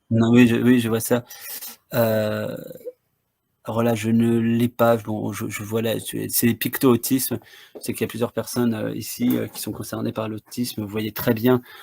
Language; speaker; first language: French; native; French